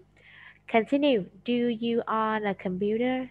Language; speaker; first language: English; non-native, fluent; Vietnamese